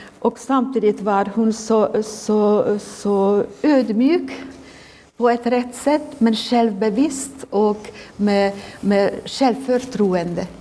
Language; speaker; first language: Swedish; non-native, fluent; Hungarian